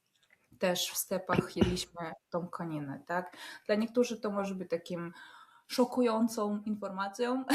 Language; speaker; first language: Polish; non-native, fluent; Russian